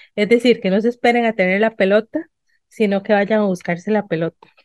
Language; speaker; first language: Spanish; native; Spanish